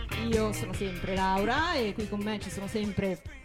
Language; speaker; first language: Italian; native; Italian